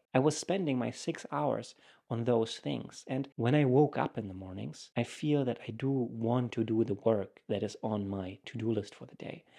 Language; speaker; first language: English; non-native, fluent; German